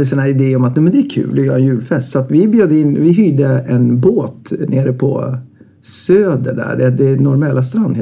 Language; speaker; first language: Swedish; native; Swedish